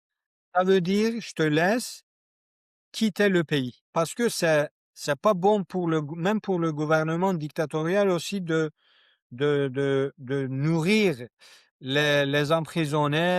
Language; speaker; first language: French; non-native, learner; Kurdish